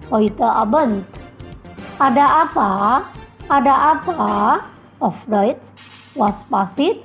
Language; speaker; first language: German; non-native, fluent; Indonesian